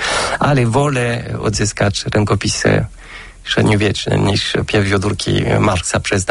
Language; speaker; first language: Polish; non-native, fluent; French